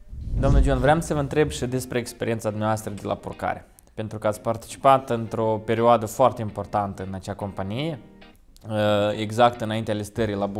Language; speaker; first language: Romanian; native; Romanian